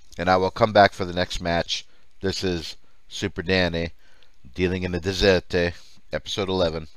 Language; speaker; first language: English; early bilingual, other home language; Finnish